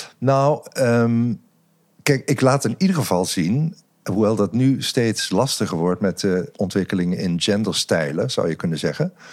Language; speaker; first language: Dutch; native; Dutch